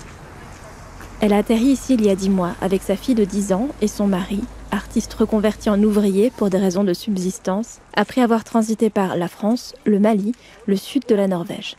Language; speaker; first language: French; native; French